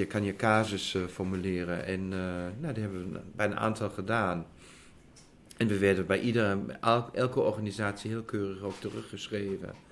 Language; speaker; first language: Dutch; non-native, fluent; German